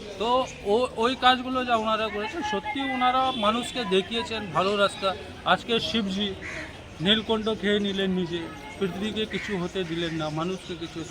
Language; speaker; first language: Bangla; non-native, local second language; Urdu